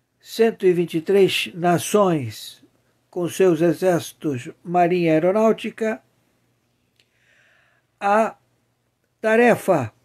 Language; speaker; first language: Portuguese; native; Portuguese